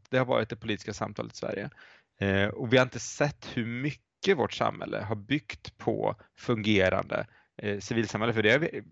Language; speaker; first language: Swedish; native; Swedish